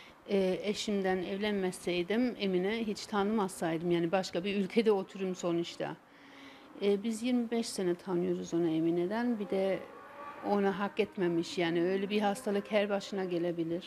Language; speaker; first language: Turkish; non-native, fluent; German